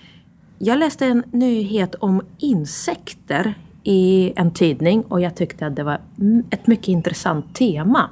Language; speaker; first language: Swedish; non-native, fluent; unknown